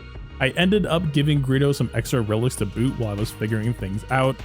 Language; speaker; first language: English; native; English